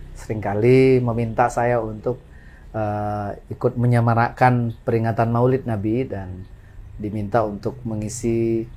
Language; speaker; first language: Indonesian; non-native, local second language; Madurese